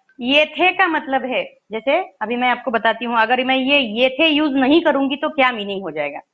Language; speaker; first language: Hindi; non-native, local second language; Marathi